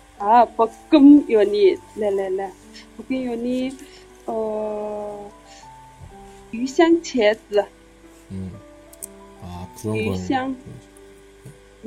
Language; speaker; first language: Korean; non-native, learner; Chinese